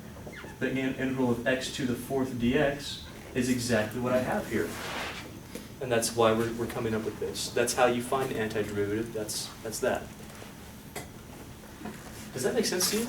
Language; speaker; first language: English; native; English